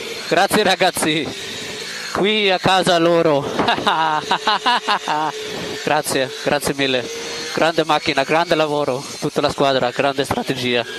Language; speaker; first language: Italian; non-native, learner; German